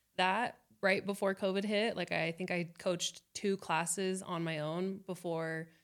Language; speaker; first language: English; native; English